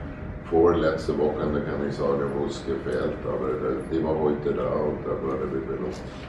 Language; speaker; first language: German; non-native, fluent; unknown